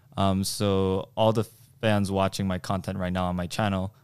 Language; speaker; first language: English; early bilingual, other home language; Korean